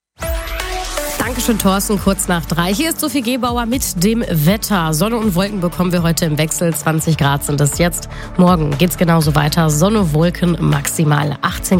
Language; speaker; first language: German; native; German